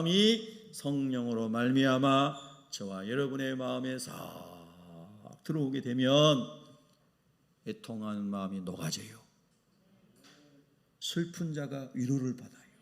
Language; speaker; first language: Korean; native; Korean